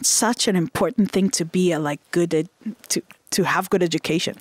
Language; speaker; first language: English; non-native, fluent; Hebrew